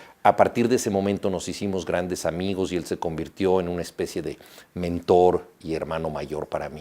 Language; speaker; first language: Spanish; native; Spanish